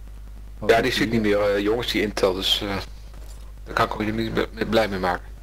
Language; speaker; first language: Dutch; native; Dutch